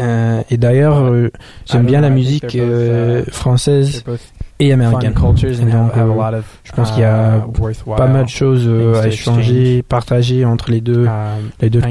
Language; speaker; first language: French; non-native, fluent; English